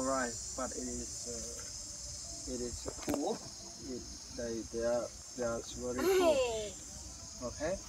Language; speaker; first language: English; non-native, learner; Khmer